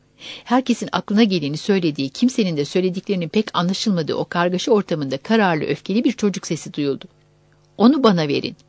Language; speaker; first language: Turkish; native; Turkish